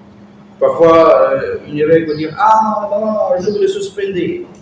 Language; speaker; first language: French; non-native, fluent; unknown